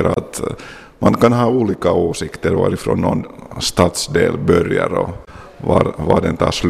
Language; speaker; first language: Swedish; non-native, local second language; Finnish